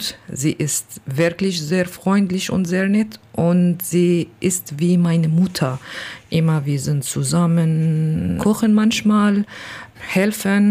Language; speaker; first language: German; non-native, learner; Kurdish